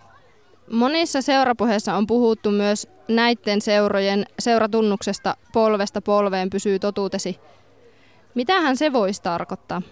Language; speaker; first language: Finnish; native; Finnish